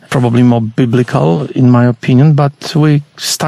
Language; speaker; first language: English; non-native, fluent; Polish